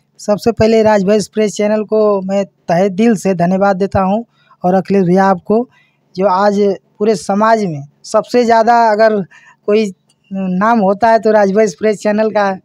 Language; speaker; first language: Hindi; native; Hindi